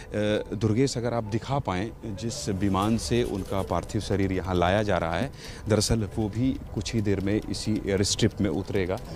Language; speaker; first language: Hindi; native; Hindi